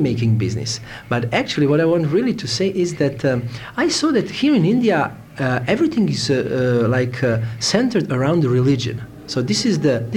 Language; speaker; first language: English; non-native, fluent; Serbian